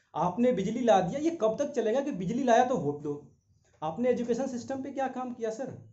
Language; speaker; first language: Hindi; native; Hindi